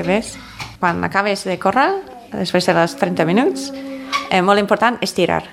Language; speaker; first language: Catalan; non-native, fluent; English